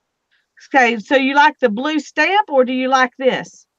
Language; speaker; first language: English; native; English